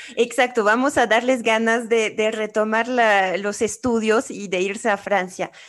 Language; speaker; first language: Spanish; non-native, fluent; French